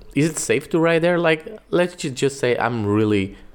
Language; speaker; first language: English; non-native, fluent; Portuguese